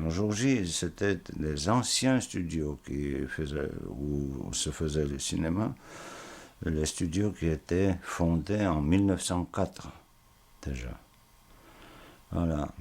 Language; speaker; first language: French; non-native, fluent; Georgian